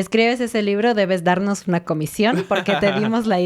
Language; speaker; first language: Spanish; native; Spanish